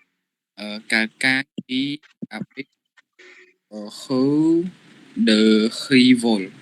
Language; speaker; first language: French; non-native, learner; Khmer